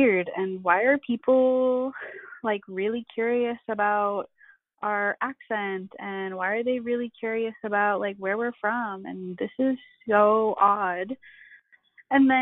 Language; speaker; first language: English; non-native, local second language; Filipino